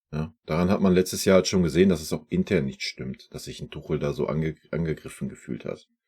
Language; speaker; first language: German; native; German